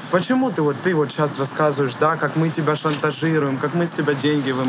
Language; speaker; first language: Russian; native; Russian